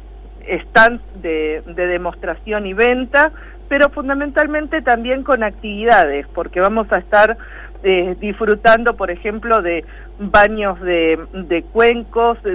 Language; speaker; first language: Spanish; native; Spanish